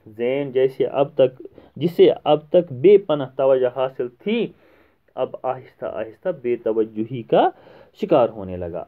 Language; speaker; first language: Urdu; non-native, local second language; Kashmiri